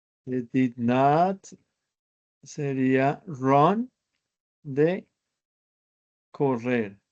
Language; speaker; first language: English; non-native, learner; Spanish